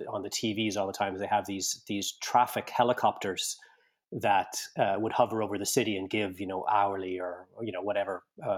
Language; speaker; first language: English; native; English